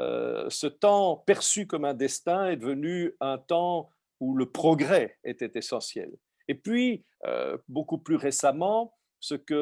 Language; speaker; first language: French; native; French